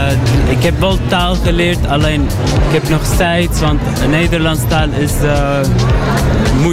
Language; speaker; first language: Dutch; non-native, learner; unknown